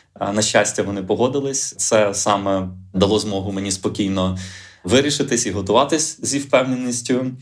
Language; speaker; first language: Ukrainian; native; Ukrainian